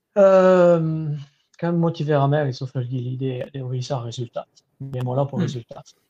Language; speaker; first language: Norwegian; non-native, fluent; French